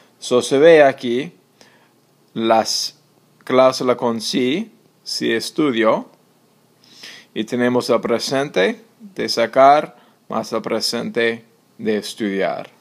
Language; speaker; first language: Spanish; non-native, fluent; English